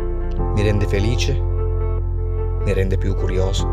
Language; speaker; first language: Italian; non-native, learner; Bangla